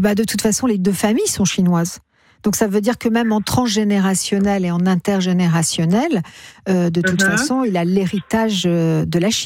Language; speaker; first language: French; native; French